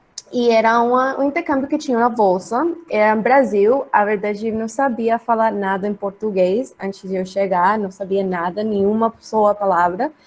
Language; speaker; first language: Portuguese; non-native, learner; Spanish